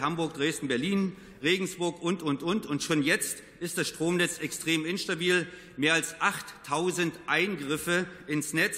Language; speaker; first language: German; native; German